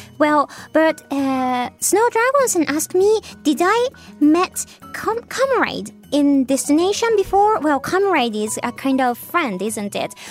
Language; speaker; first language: English; non-native, fluent; Japanese